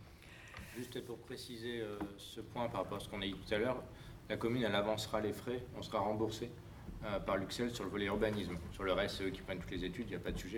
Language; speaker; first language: French; native; French